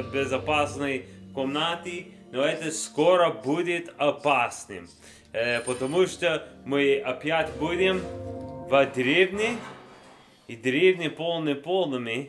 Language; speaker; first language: Russian; non-native, learner; English